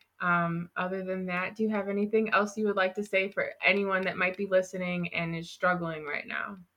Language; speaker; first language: English; native; English